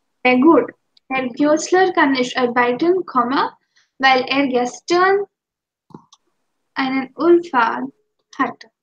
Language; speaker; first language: German; non-native, fluent; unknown